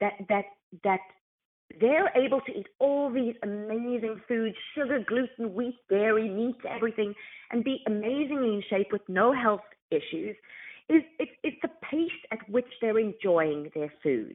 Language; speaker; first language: English; native; English